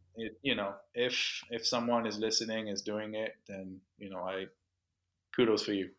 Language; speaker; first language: English; non-native, local second language; French